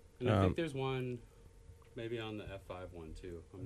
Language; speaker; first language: English; native; English